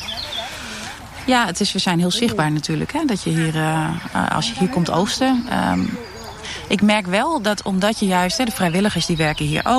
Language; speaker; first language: Dutch; native; Dutch